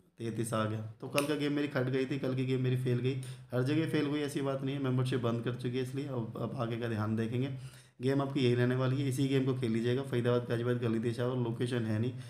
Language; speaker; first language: Hindi; native; Hindi